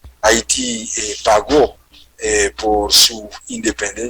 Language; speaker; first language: Spanish; non-native, fluent; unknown